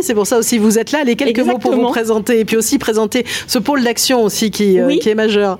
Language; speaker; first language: French; native; French